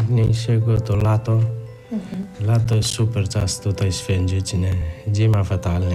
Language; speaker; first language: Polish; non-native, learner; Nepali